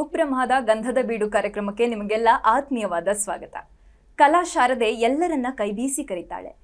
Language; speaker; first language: Kannada; native; Kannada